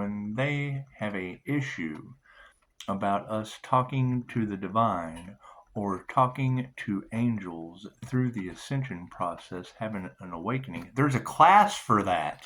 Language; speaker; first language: English; native; English